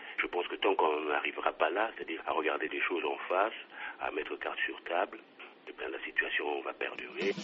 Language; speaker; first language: French; non-native, local second language; Kongo